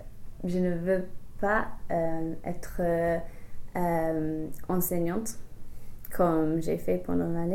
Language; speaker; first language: French; non-native, fluent; English